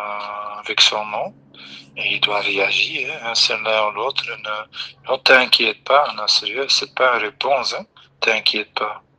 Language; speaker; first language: French; non-native, local second language; Dutch